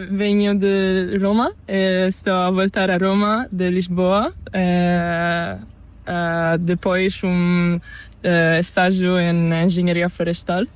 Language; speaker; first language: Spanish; non-native, learner; Italian